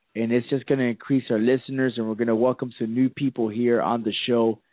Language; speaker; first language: English; early bilingual, other home language; Spanish